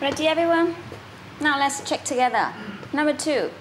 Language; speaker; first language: English; non-native, fluent; Vietnamese